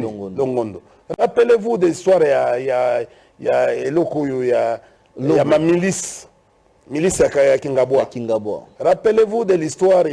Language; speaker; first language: French; non-native, local second language; Lingala